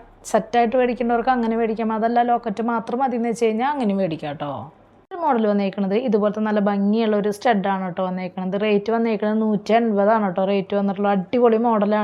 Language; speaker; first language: Malayalam; native; Malayalam